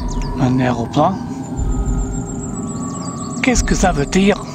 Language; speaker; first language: French; non-native, learner; English